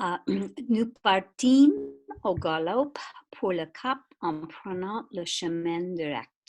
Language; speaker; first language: French; non-native, learner; English